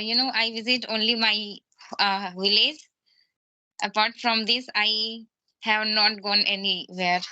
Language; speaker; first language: English; non-native, learner; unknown